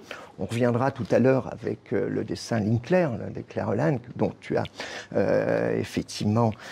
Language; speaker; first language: French; native; French